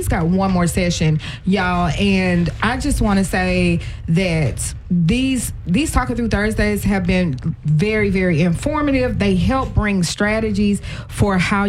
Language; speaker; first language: English; native; English